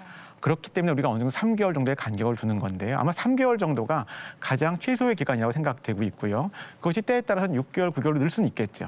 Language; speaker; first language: Korean; native; Korean